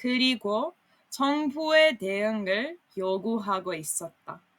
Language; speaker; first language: Korean; non-native, fluent; Serbian